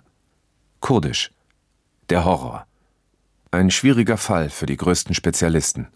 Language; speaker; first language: German; native; German